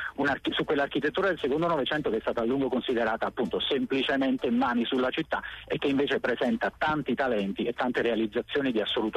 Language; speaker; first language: Italian; native; Italian